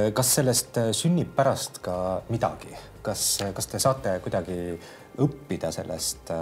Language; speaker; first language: Estonian; native; Estonian